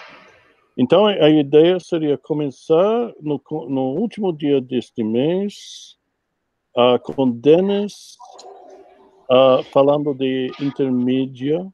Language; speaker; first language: Portuguese; non-native, fluent; English